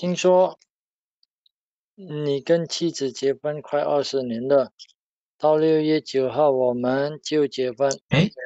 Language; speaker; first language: Chinese; non-native, learner; Indonesian